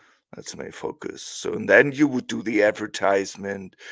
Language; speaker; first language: English; non-native, fluent; German